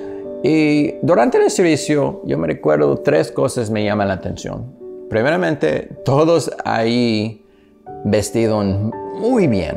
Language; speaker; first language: Spanish; non-native, learner; English